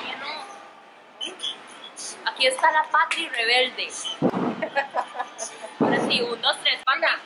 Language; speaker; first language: Spanish; native; Spanish